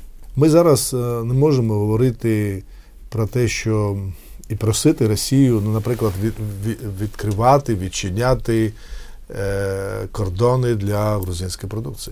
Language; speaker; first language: Ukrainian; non-native, fluent; Georgian